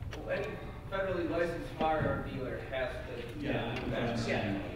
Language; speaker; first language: English; native; English